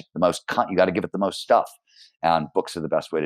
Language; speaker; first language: English; native; English